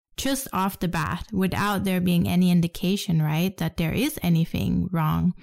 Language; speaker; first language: English; non-native, fluent; Danish